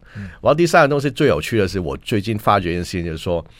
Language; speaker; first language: Chinese; non-native, local second language; Cantonese